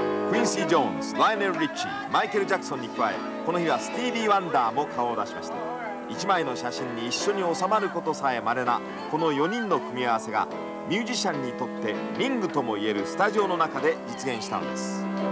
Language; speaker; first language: Japanese; native; Japanese